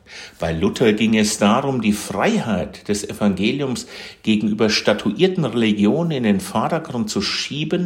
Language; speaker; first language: German; native; German